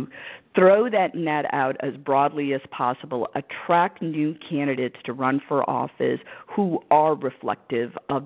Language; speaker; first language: English; early bilingual, other home language; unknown